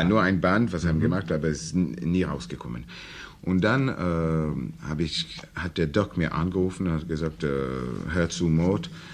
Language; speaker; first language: German; non-native, learner; English